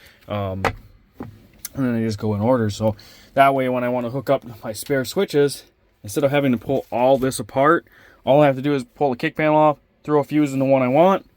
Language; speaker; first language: English; native; English